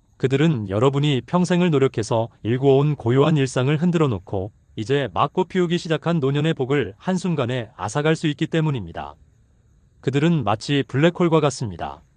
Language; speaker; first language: Korean; native; Korean